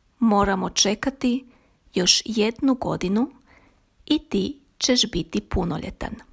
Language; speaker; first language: Croatian; native; Croatian